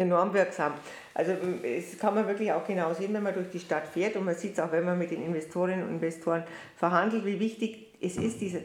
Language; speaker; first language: German; native; German